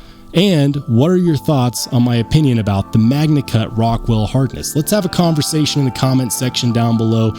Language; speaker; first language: English; native; English